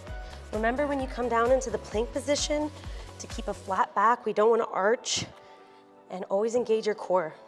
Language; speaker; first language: English; native; English